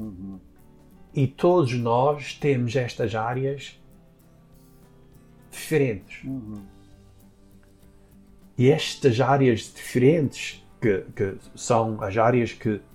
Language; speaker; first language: Portuguese; early bilingual, heritage; Portuguese